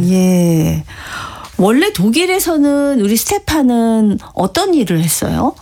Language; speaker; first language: Korean; native; Korean